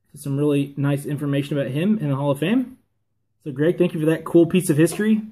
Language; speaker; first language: English; native; English